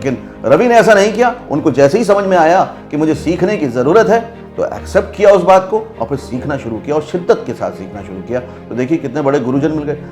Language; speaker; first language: Hindi; native; Hindi